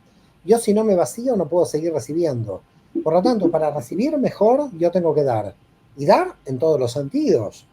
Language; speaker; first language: Spanish; native; Spanish